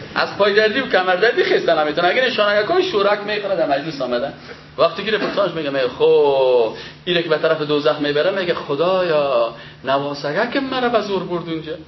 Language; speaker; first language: Persian; native; Persian